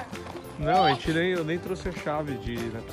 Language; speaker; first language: Portuguese; native; Portuguese